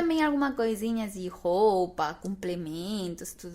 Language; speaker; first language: Portuguese; non-native, fluent; Spanish